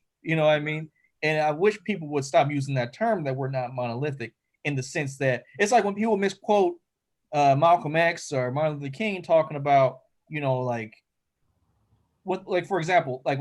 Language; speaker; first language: English; native; English